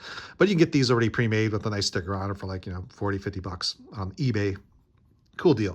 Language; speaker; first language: English; native; English